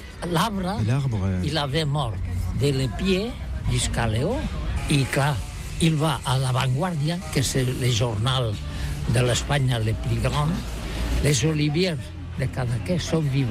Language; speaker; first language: French; non-native, learner; Catalan